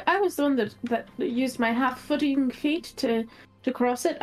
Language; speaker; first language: English; native; English